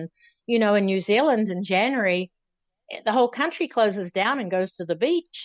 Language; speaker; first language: English; native; English